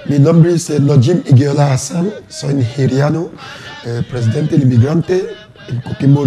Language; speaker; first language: Spanish; non-native, learner; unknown